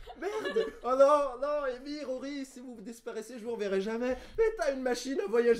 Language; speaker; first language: French; native; French